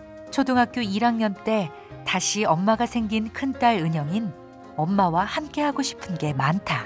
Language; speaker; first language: Korean; native; Korean